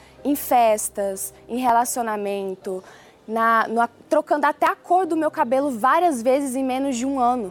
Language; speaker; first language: Portuguese; early bilingual, other home language; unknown